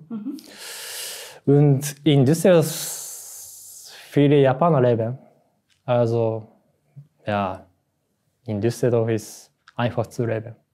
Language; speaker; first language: German; non-native, learner; Japanese